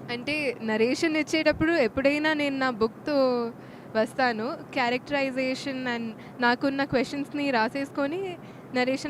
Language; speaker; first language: Telugu; non-native, fluent; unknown